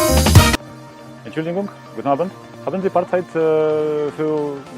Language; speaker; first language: German; non-native, learner; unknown